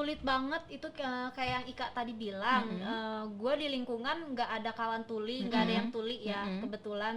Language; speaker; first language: Indonesian; native; Indonesian